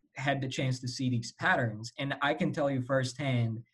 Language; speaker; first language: English; non-native, fluent; Slovak